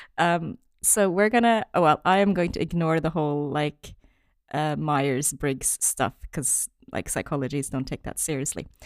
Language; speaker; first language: English; non-native, fluent; French